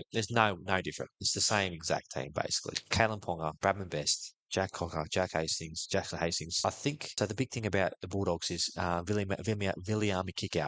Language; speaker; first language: English; native; English